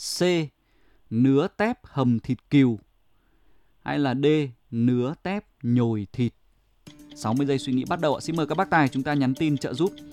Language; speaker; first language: Vietnamese; native; Vietnamese